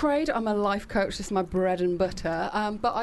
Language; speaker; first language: English; native; English